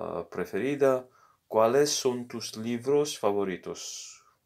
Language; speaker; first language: Spanish; non-native, learner; Morisyen